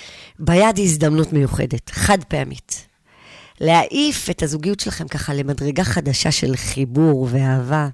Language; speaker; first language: Hebrew; native; Hebrew